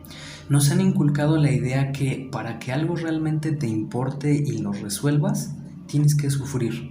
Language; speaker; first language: Spanish; native; Spanish